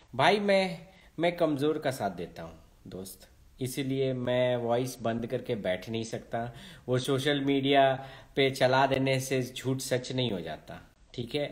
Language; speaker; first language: Hindi; native; Hindi